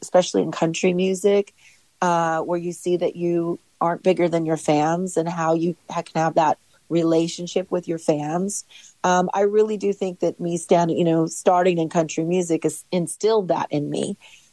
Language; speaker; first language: English; native; English